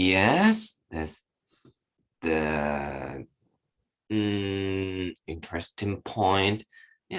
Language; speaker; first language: English; non-native, learner; Japanese